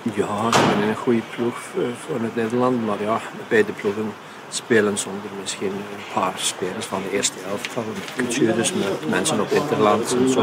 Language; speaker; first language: Dutch; non-native, fluent; Icelandic